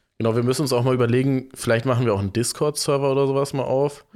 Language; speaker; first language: German; native; German